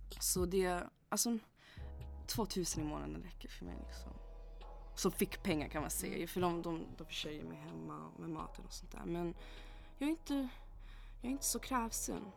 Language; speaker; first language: Swedish; early bilingual, other home language; English